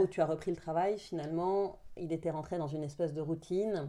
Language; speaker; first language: French; native; French